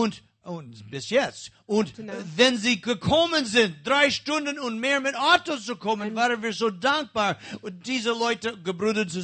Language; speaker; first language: German; non-native, learner; English